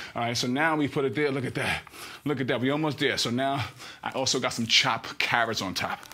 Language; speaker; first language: English; native; English